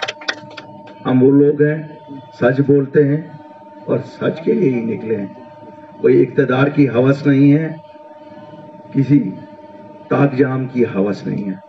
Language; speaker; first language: Hindi; non-native, local second language; Kashmiri